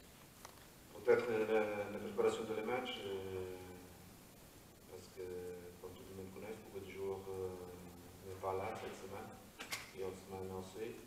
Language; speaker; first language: French; non-native, learner; Portuguese